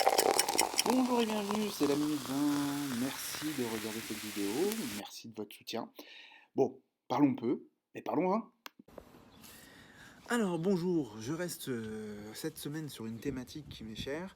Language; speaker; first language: French; native; French